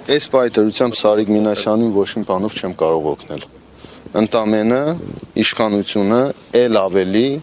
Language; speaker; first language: Armenian; native; Armenian